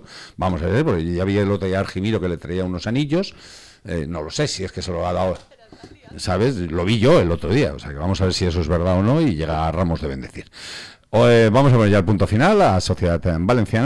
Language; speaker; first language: Spanish; native; Spanish